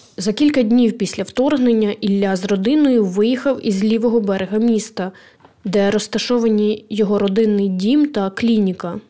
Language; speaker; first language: Ukrainian; native; Ukrainian